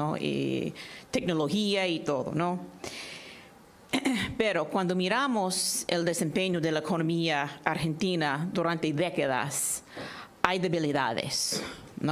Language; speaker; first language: Spanish; non-native, fluent; English